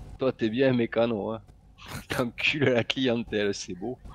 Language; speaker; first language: French; native; French